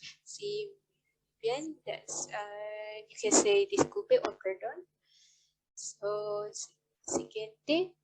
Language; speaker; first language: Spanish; non-native, learner; Malay